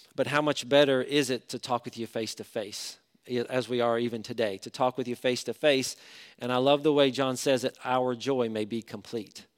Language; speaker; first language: English; native; English